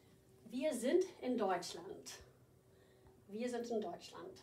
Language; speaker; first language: German; non-native, fluent; English